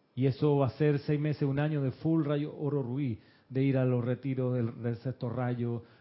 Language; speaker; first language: Spanish; early bilingual, other home language; Russian